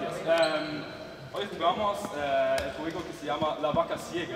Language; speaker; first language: Spanish; non-native, learner; German